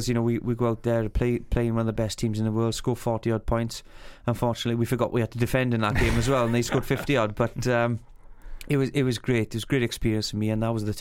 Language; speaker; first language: English; native; English